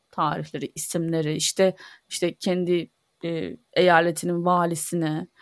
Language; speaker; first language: Turkish; native; Turkish